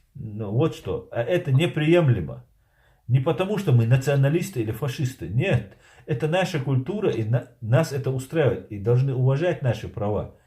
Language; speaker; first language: Russian; non-native, local second language; Chechen